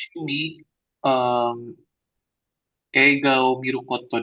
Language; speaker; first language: Japanese; non-native, learner; Indonesian